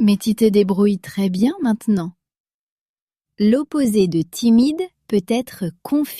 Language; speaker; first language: French; native; French